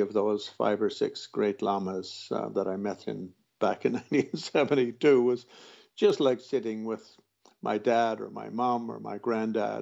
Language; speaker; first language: English; native; English